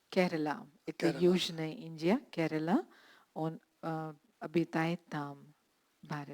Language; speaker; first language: Russian; non-native, learner; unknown